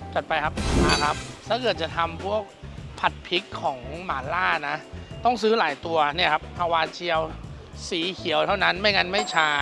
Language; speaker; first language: Thai; non-native, fluent; Chinese